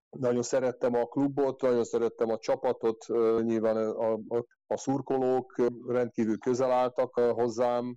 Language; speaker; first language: Hungarian; native; Hungarian